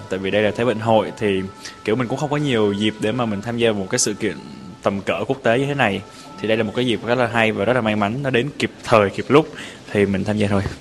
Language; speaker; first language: Vietnamese; native; Vietnamese